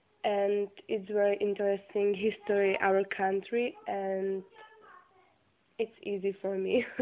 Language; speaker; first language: English; non-native, learner; Czech